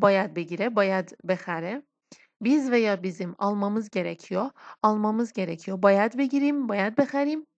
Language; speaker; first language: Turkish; non-native, fluent; Persian